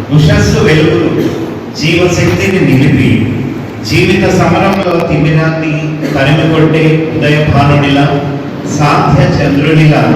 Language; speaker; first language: Telugu; native; Telugu